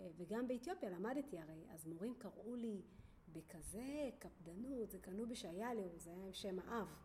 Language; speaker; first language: Hebrew; early bilingual, other home language; Amharic